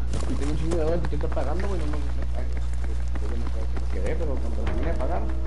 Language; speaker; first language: Spanish; early bilingual, heritage; Spanish